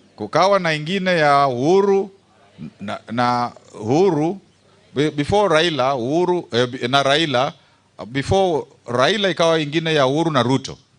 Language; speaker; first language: Swahili; non-native, local second language; Kamba